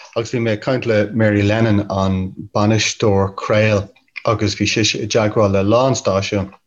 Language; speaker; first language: Irish; non-native, local second language; English